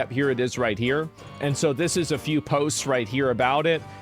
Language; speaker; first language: English; native; English